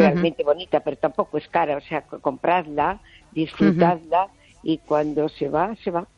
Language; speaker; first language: Spanish; native; Spanish